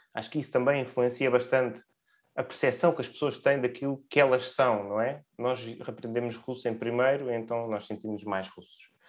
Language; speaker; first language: Portuguese; early bilingual, other home language; Russian